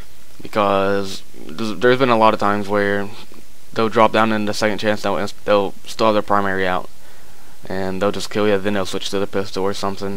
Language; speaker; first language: English; native; English